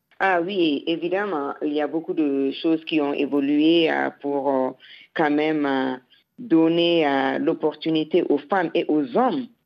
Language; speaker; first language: French; non-native, local second language; Bambara